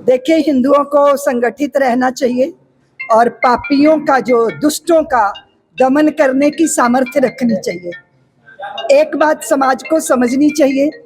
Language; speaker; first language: Hindi; native; Hindi